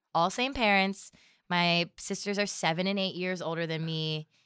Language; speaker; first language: English; native; English